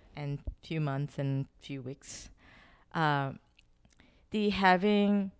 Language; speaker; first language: English; non-native, fluent; Korean